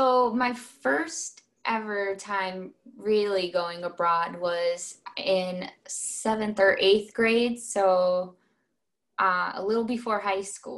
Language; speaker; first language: English; native; English